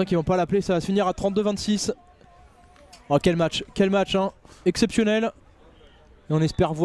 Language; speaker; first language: French; native; French